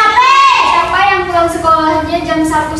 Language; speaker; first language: Indonesian; native; Indonesian